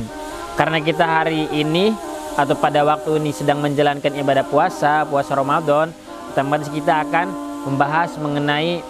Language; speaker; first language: Indonesian; native; Indonesian